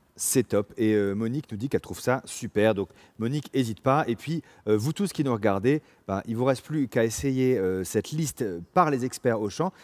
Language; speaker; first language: French; native; French